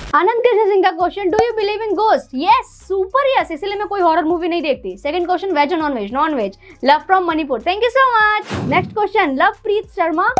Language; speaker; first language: Hindi; native; Hindi